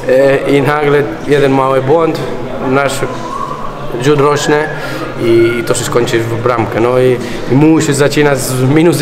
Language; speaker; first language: Polish; non-native, learner; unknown